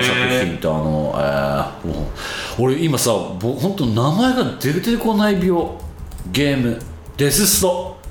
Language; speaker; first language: Japanese; native; Japanese